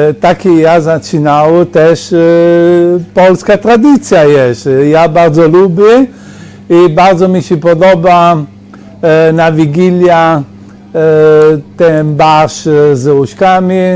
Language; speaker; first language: Polish; non-native, learner; Italian